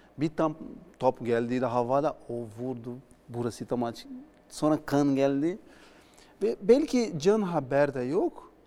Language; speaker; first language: Turkish; non-native, learner; Portuguese